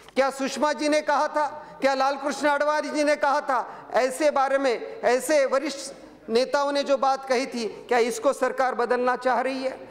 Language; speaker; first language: Hindi; non-native, local second language; Marathi